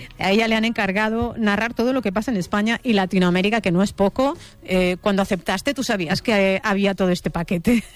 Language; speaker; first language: Spanish; native; Spanish